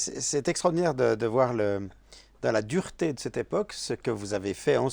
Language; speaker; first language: French; native; French